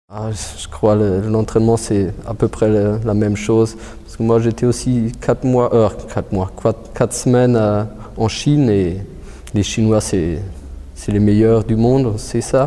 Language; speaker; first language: French; early bilingual, heritage; German